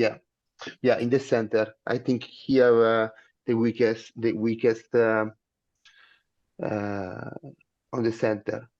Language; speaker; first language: English; non-native, learner; Italian